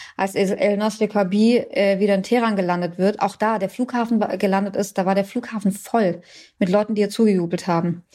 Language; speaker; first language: German; early bilingual, other home language; Persian